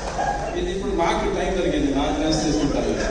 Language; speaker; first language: Telugu; non-native, local second language; Kannada